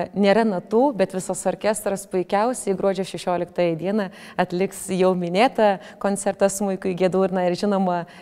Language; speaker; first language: Lithuanian; native; Lithuanian